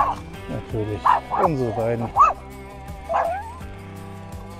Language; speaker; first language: German; native; German